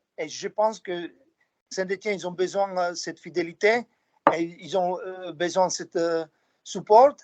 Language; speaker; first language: French; non-native, fluent; Slovak